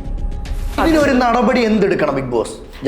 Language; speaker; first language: Malayalam; native; Malayalam